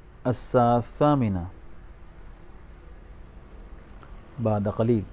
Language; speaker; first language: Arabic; non-native, fluent; Urdu